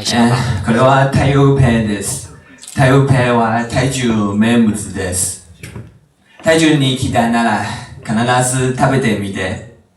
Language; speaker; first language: Japanese; non-native, learner; Chinese